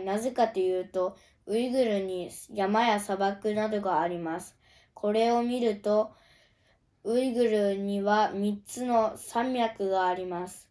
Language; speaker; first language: Japanese; early bilingual, other home language; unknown